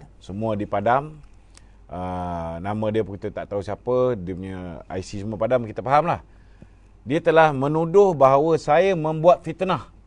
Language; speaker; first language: Malay; native; Malay